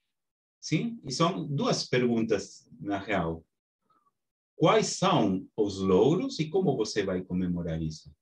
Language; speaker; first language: Portuguese; non-native, fluent; Spanish